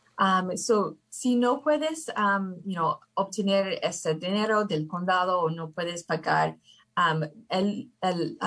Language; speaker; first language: Spanish; early bilingual, heritage; English